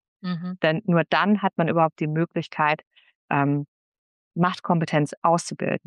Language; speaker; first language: German; native; German